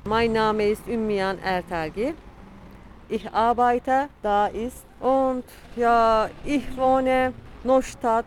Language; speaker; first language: German; non-native, learner; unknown